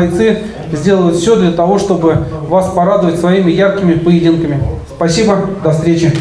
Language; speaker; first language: Russian; native; Russian